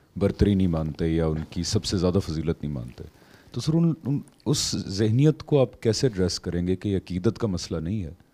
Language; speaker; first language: Urdu; native; Urdu